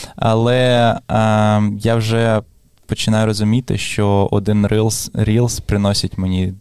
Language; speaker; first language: Ukrainian; non-native, local second language; Russian